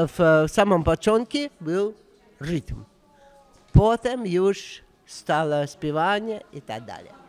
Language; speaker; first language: Polish; non-native, learner; Russian